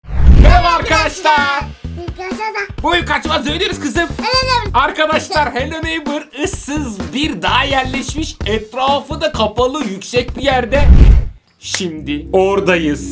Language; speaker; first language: Turkish; native; Turkish